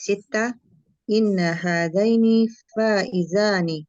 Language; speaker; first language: Arabic; non-native, learner; Indonesian